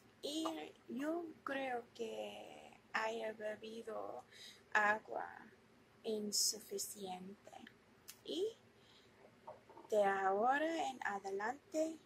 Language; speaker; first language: Spanish; non-native, learner; English